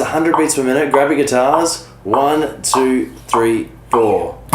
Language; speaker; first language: English; native; English